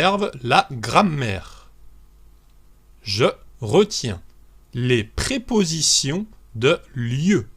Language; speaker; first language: French; native; French